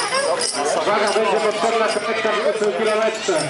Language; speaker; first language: Polish; native; Polish